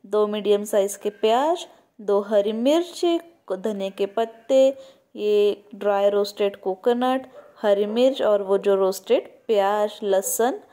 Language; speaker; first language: Hindi; non-native, local second language; Marathi